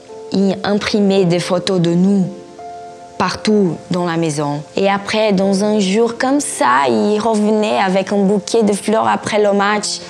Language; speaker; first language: French; non-native, fluent; Portuguese